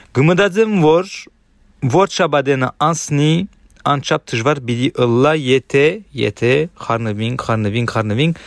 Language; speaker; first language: Armenian; early bilingual, heritage; Armenian